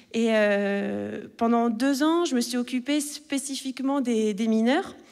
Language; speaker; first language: French; native; French